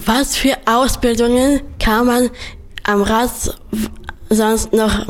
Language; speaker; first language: German; non-native, learner; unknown